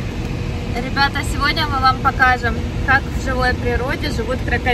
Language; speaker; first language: Russian; native; Russian